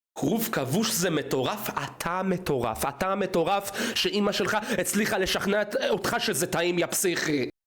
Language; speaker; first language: Hebrew; early bilingual, other home language; Russian